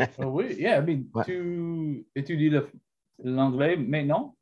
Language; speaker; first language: French; non-native, learner; English